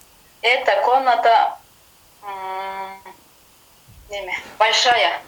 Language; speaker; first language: Russian; non-native, learner; Kyrgyz